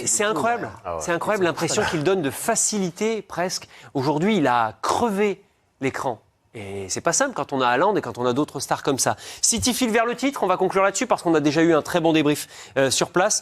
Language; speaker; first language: French; native; French